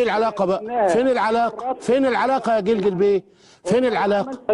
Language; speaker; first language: Arabic; native; Arabic